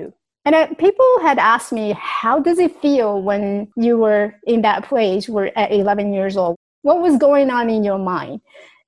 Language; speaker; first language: English; non-native, fluent; Chinese